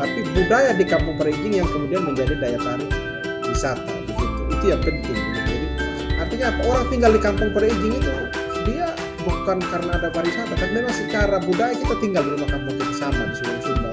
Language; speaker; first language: Indonesian; non-native, local second language; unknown